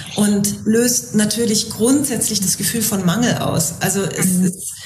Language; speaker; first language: German; native; German